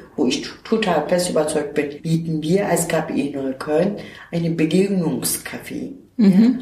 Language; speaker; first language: German; non-native, fluent; Turkish